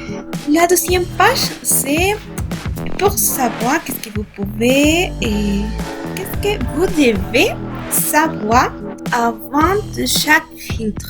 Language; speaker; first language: French; non-native, learner; Spanish